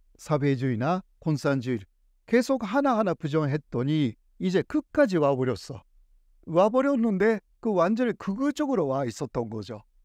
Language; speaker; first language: Korean; non-native, fluent; Japanese